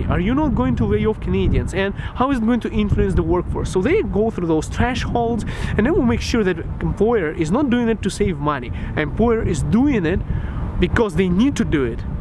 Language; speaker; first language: English; non-native, local second language; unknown